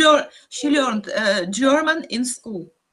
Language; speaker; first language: English; non-native, learner; Russian